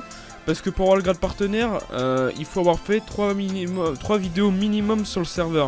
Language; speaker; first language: French; native; French